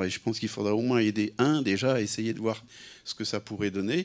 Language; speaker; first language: French; native; French